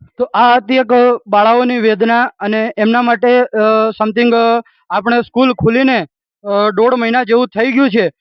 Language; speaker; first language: Gujarati; native; Gujarati